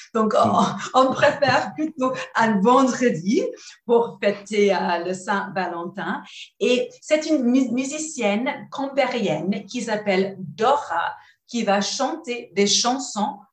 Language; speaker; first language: French; non-native, learner; English